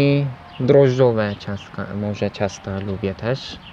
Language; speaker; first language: Polish; non-native, fluent; Turkish